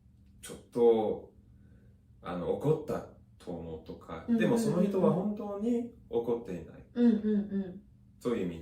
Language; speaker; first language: Japanese; non-native, fluent; English